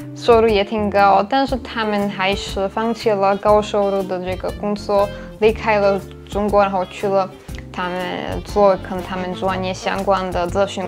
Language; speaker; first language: Chinese; non-native, fluent; Slovak